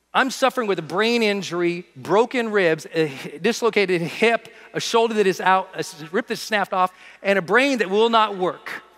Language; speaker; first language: English; native; English